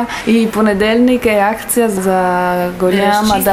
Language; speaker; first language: Bulgarian; non-native, learner; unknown